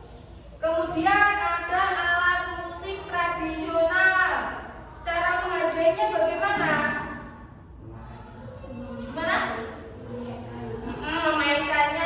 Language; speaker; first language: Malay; non-native, local second language; Javanese